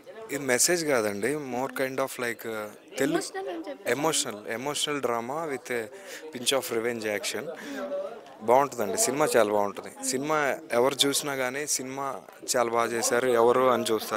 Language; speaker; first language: Telugu; native; Telugu